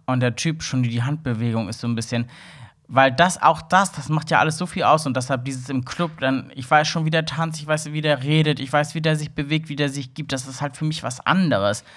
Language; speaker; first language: German; native; German